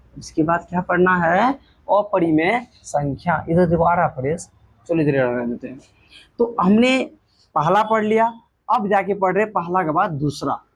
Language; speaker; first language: Hindi; native; Hindi